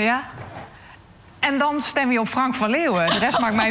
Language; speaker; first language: Dutch; native; Dutch